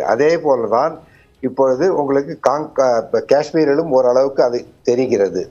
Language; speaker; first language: Tamil; native; Tamil